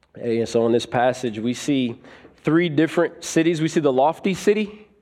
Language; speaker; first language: English; native; English